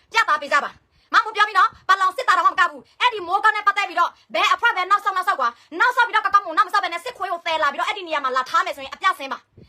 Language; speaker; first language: Burmese; non-native, local second language; S'gaw Karen